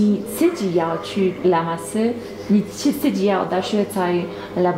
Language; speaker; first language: Chinese; non-native, learner; Polish